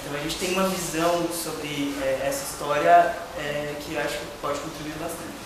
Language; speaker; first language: Portuguese; native; Portuguese